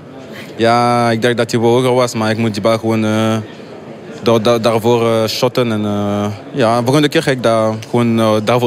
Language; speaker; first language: Dutch; non-native, local second language; French